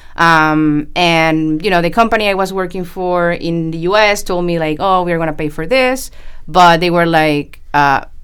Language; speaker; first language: English; non-native, fluent; Spanish